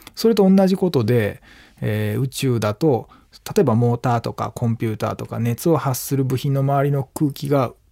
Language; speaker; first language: Japanese; native; Japanese